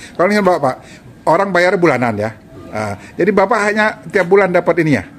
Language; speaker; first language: Indonesian; native; Indonesian